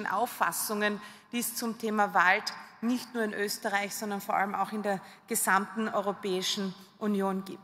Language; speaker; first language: German; native; German